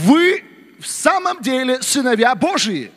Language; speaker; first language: Russian; native; Russian